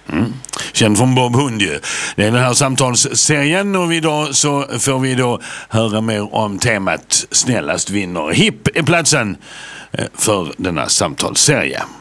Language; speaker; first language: Swedish; native; Swedish